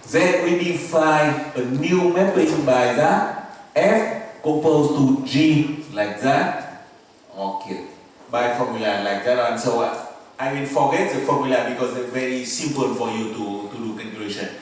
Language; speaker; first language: English; non-native, fluent; Vietnamese